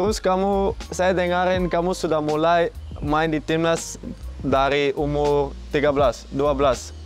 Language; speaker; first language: Indonesian; non-native, fluent; Dutch